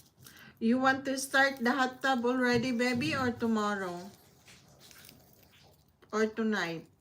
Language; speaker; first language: English; non-native, learner; Filipino